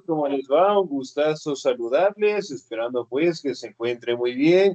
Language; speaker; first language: Spanish; native; Spanish